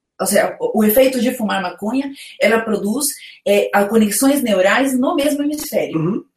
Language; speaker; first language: Portuguese; non-native, fluent; Spanish